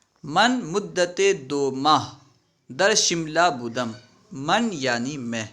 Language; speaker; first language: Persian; non-native, fluent; Urdu